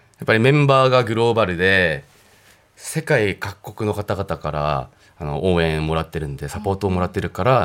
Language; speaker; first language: Japanese; non-native, fluent; Korean